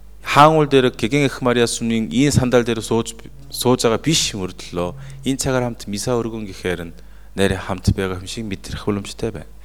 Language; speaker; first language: Mongolian; non-native, fluent; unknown